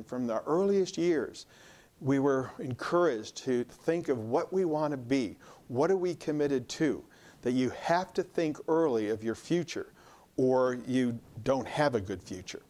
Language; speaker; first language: English; native; English